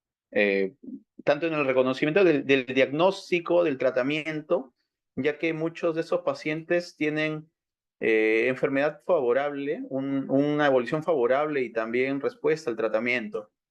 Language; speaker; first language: Spanish; native; Spanish